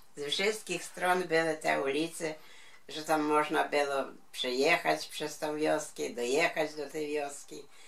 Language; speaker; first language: Polish; non-native, local second language; Ukrainian